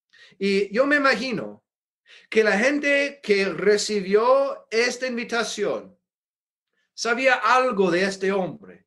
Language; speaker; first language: Spanish; non-native, fluent; English